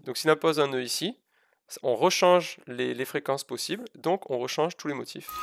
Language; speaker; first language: French; native; French